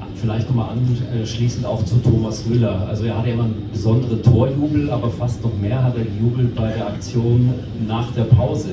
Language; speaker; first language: German; native; German